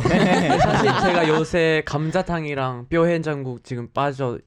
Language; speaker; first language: Korean; non-native, fluent; Japanese